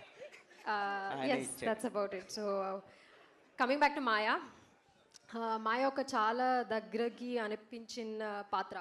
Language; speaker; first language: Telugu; non-native, learner; Malayalam